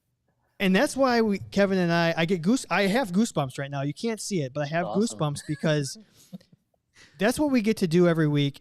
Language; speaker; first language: English; native; English